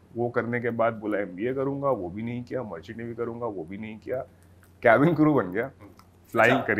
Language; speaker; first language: Hindi; native; Hindi